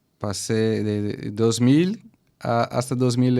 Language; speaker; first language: Spanish; non-native, fluent; Portuguese